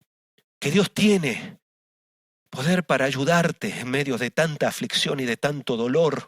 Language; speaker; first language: Spanish; native; Spanish